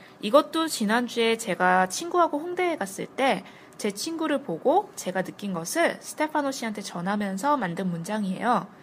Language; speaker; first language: Korean; native; Korean